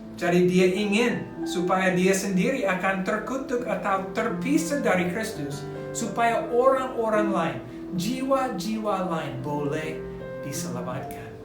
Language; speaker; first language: Indonesian; non-native, fluent; English